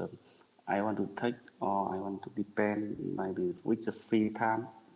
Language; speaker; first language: English; non-native, learner; Vietnamese